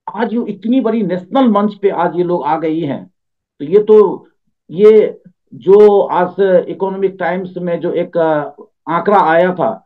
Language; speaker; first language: Hindi; native; Hindi